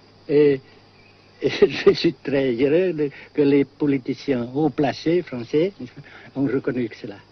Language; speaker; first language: French; non-native, fluent; Vietnamese